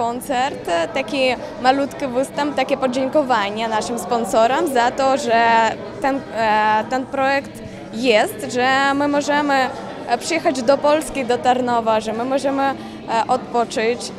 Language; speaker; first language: Polish; non-native, fluent; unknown